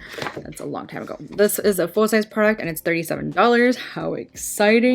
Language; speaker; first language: English; native; English